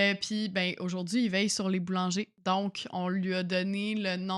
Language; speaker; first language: French; native; French